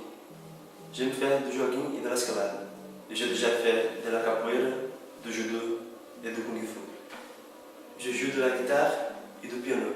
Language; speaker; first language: French; non-native, fluent; Portuguese